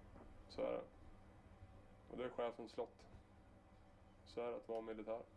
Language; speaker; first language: Swedish; native; Swedish